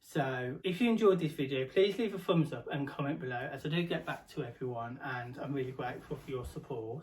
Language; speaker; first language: English; native; English